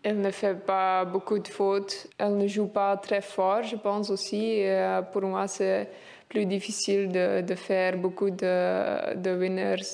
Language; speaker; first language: French; non-native, local second language; Dutch